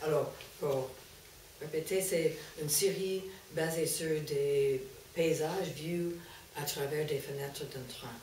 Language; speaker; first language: French; non-native, fluent; English